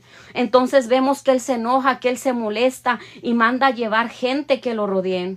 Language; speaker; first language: Spanish; native; Spanish